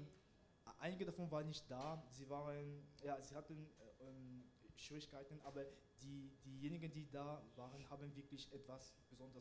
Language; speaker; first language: German; non-native, learner; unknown